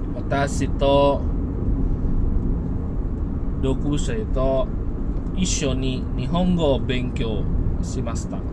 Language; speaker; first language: Japanese; non-native, learner; Indonesian